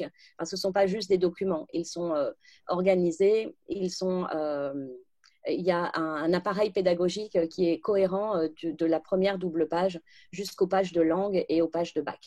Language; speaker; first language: French; native; French